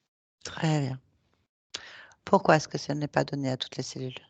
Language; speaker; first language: French; native; French